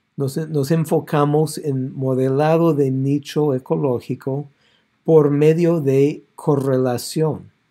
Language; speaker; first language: Spanish; non-native, fluent; English